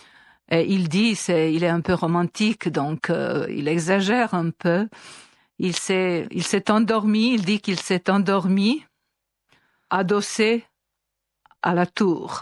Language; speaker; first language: French; non-native, fluent; Serbian